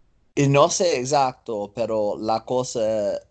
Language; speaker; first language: Spanish; non-native, learner; English